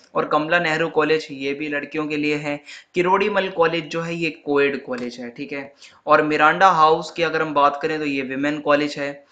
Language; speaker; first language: Hindi; native; Hindi